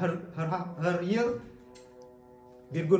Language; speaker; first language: Turkish; non-native, learner; Indonesian